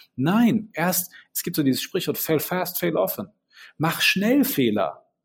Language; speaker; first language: German; early bilingual, other home language; Bosnian